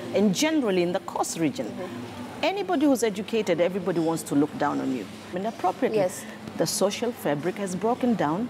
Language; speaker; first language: English; non-native, local second language; Swahili